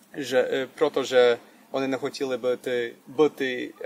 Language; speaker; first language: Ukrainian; early bilingual, heritage; English